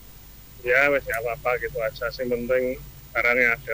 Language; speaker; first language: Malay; non-native, local second language; Javanese